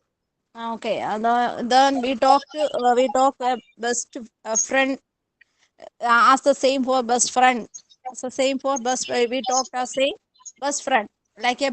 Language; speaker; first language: English; non-native, learner; Malayalam